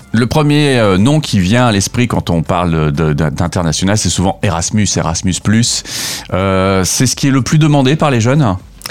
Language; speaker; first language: French; native; French